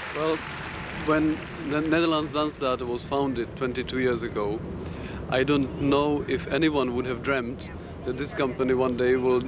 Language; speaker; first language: English; non-native, fluent; Czech